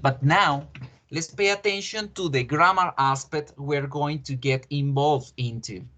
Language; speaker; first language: English; non-native, fluent; Spanish